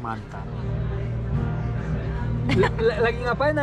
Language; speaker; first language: Indonesian; early bilingual, heritage; German